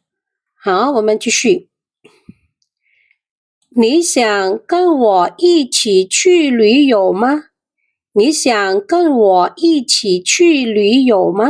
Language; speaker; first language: Chinese; non-native, fluent; Khmer